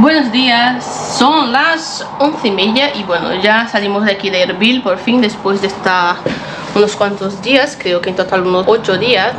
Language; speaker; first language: Spanish; non-native, fluent; Portuguese